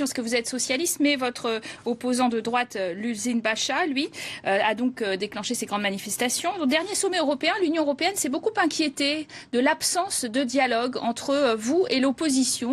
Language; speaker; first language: French; native; French